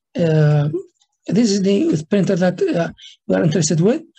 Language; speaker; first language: English; non-native, fluent; Arabic